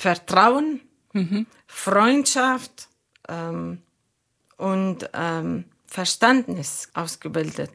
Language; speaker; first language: German; non-native, learner; Arabic